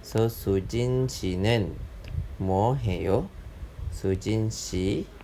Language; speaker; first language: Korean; non-native, fluent; Malay